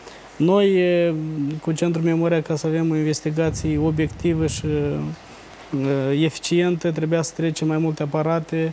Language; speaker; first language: Romanian; native; Romanian